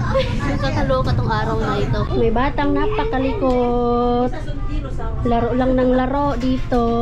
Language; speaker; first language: Filipino; non-native, local second language; Cebuano